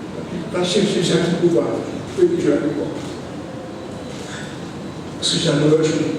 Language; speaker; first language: French; non-native, local second language; Haitian Creole